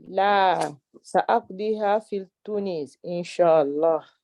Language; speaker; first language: Arabic; non-native, learner; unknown